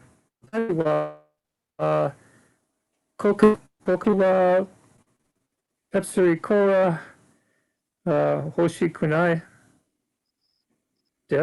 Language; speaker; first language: Japanese; non-native, learner; English